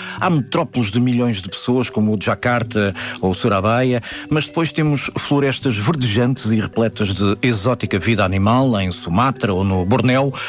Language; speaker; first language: Portuguese; native; Portuguese